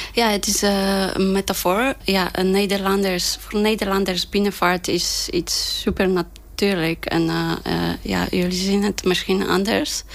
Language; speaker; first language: Dutch; non-native, fluent; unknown